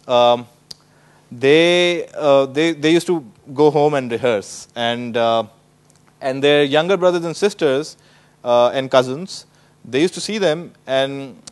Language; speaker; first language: English; non-native, local second language; Urdu